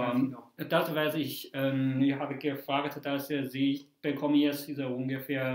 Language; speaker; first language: German; non-native, fluent; Chinese